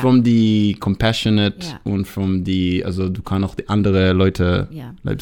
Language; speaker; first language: German; non-native, learner; Hebrew